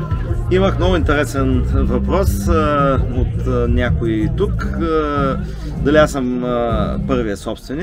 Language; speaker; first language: Bulgarian; native; Bulgarian